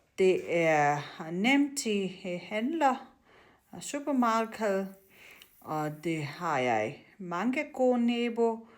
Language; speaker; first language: Danish; non-native, learner; Nepali